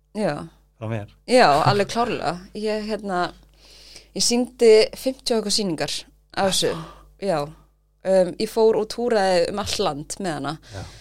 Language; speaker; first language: Icelandic; early bilingual, other home language; Thai